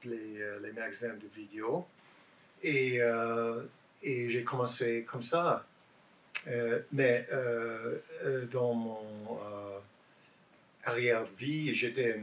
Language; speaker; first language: French; non-native, learner; English